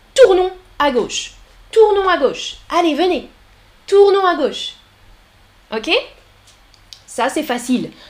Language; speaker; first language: French; native; French